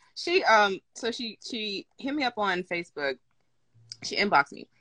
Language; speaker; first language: English; native; English